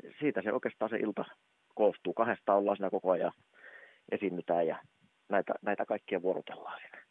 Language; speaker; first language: Finnish; native; Finnish